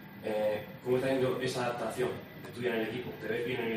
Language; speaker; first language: Spanish; native; Spanish